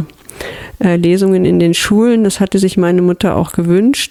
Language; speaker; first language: German; native; German